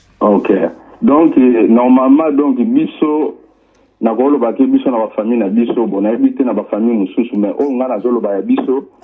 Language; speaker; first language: Lingala; non-native, local second language; Kongo